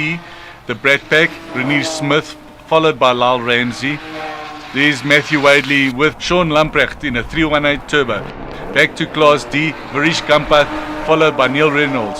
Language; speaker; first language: English; native; English